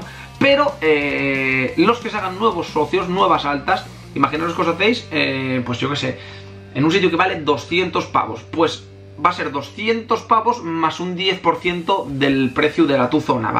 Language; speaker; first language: Spanish; native; Spanish